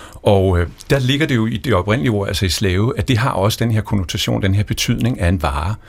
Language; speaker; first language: Danish; native; Danish